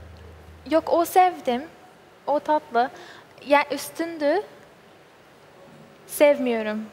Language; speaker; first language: Turkish; non-native, learner; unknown